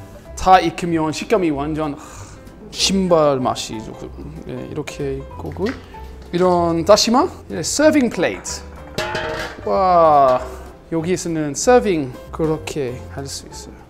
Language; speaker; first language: Korean; non-native, learner; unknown